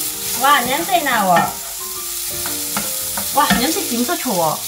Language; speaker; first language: Korean; non-native, learner; Cantonese